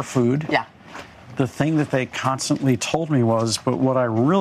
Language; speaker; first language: English; native; English